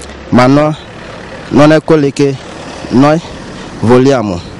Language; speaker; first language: Italian; non-native, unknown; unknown